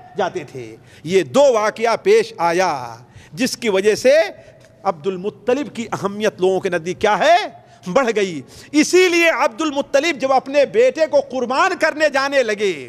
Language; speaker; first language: Urdu; native; Urdu